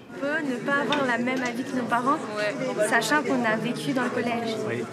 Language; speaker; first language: French; native; French